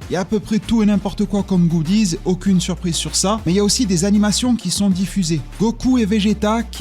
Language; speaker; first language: French; native; French